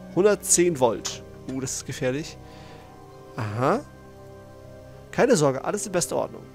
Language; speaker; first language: German; native; German